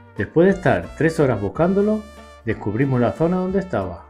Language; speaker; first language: Spanish; native; Spanish